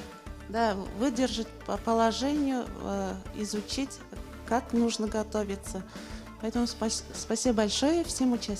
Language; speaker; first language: Russian; non-native, local second language; Bashkir